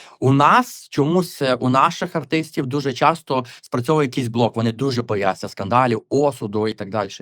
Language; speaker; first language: Ukrainian; native; Ukrainian